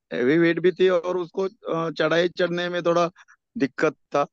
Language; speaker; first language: Hindi; non-native, local second language; Konkani